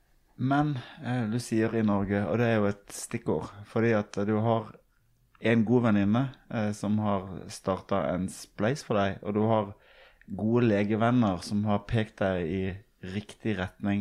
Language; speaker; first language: Norwegian; native; Norwegian